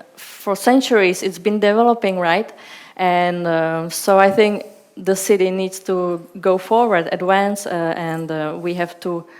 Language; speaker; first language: English; non-native, fluent; Czech